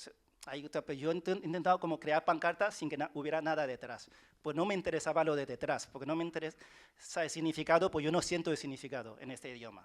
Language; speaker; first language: Spanish; early bilingual, other home language; Chinese